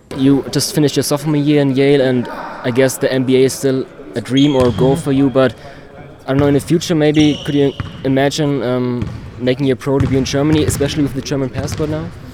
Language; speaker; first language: English; non-native, fluent; German